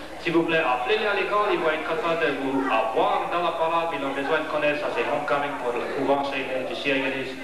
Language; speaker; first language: French; early bilingual, heritage; French